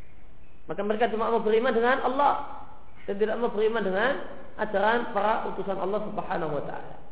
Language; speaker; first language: Indonesian; native; Indonesian